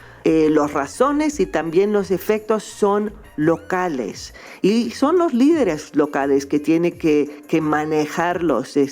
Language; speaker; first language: Spanish; non-native, fluent; English